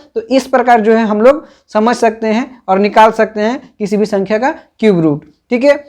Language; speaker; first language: Hindi; native; Hindi